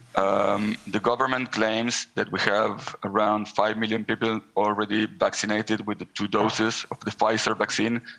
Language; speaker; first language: English; non-native, fluent; Hebrew